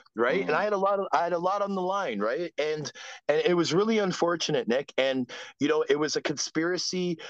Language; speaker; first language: English; native; English